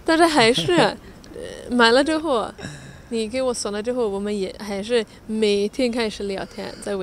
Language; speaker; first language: Chinese; non-native, fluent; Swedish